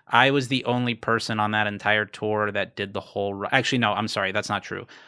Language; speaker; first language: English; native; English